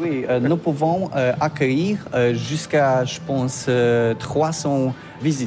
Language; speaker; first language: French; non-native, learner; Polish